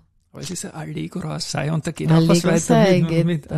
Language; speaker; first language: German; native; German